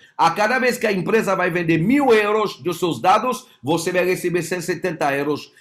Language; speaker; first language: Portuguese; non-native, fluent; French